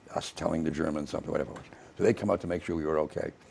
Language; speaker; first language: English; native; English